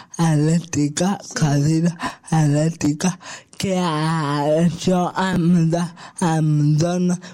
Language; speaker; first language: Catalan; non-native, local second language; Spanish